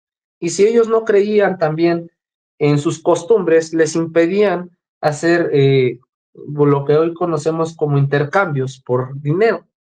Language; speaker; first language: Spanish; native; Spanish